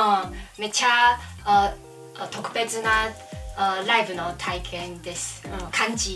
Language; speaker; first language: Japanese; non-native, learner; Chinese